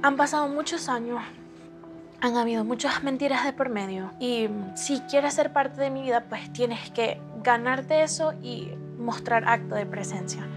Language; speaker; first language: Spanish; native; Spanish